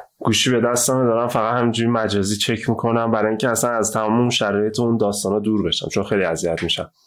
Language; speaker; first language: Persian; native; Persian